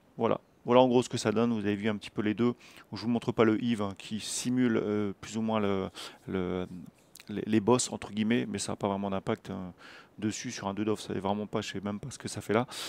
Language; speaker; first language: French; native; French